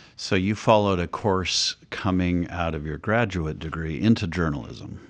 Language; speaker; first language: English; native; English